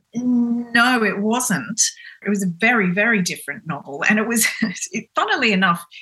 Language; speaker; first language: English; native; English